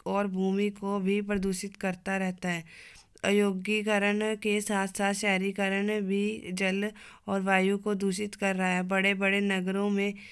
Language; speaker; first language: Hindi; non-native, local second language; Punjabi